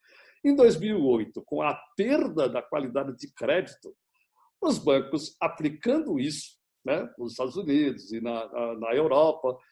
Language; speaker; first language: Portuguese; native; Portuguese